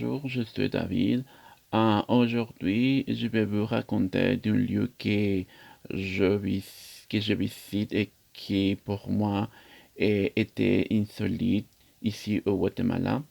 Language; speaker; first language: French; non-native, learner; Spanish